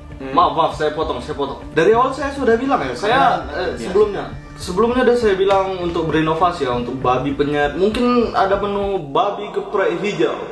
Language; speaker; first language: Indonesian; native; Indonesian